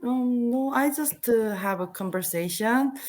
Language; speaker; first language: English; non-native, learner; Korean